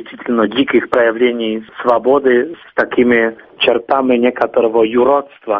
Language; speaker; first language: Russian; non-native, fluent; Czech